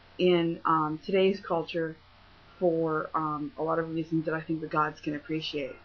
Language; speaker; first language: English; native; English